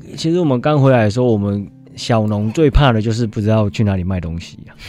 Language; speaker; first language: Chinese; native; Chinese